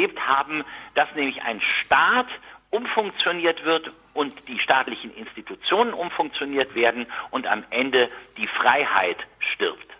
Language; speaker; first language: German; native; German